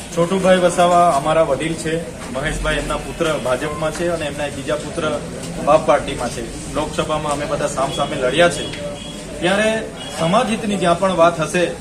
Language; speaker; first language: Gujarati; non-native, local second language; Vasavi